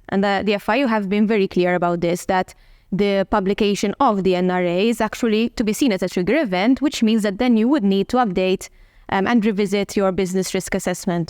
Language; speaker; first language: English; non-native, local second language; Maltese